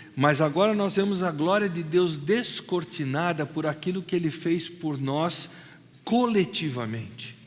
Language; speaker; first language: Portuguese; native; Portuguese